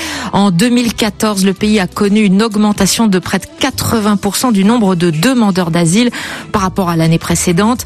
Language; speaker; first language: French; native; French